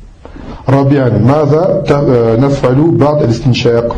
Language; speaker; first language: Arabic; non-native, fluent; French